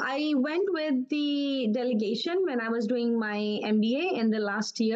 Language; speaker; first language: English; non-native, local second language; Urdu